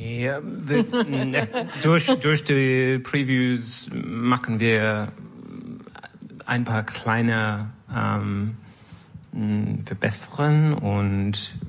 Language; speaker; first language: German; non-native, learner; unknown